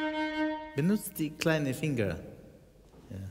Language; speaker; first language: German; non-native, fluent; Russian